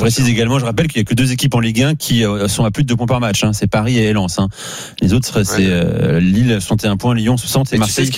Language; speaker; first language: French; native; French